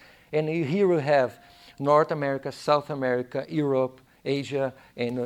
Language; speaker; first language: English; non-native, fluent; Portuguese